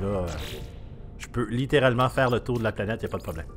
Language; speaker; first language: French; native; French